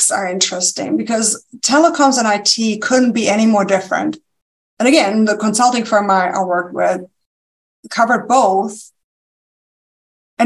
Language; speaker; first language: English; non-native, fluent; German